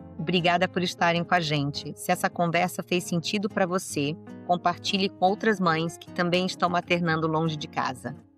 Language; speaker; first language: Portuguese; native; Portuguese